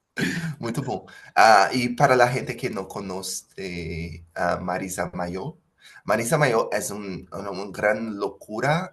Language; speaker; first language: Spanish; non-native, fluent; Portuguese